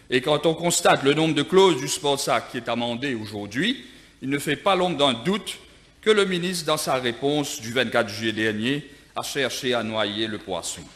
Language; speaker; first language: French; non-native, local second language; Morisyen